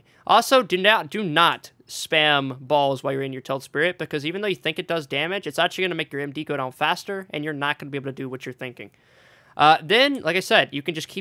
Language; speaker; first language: English; native; English